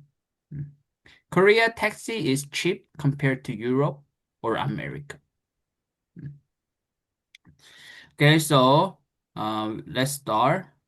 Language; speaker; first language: English; non-native, fluent; Korean